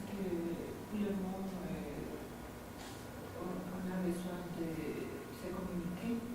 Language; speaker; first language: French; non-native, fluent; Spanish